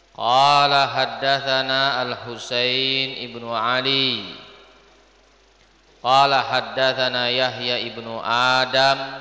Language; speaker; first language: Arabic; non-native, fluent; Indonesian